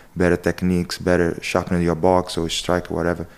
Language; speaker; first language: English; non-native, learner; Portuguese